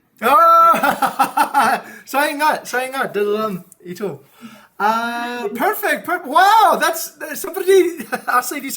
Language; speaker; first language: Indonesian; non-native, fluent; English